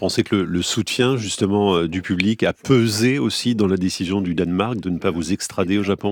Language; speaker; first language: French; native; French